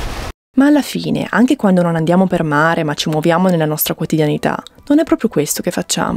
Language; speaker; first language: Italian; native; Italian